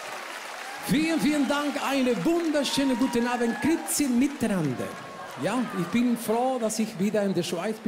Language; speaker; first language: German; non-native, learner; Spanish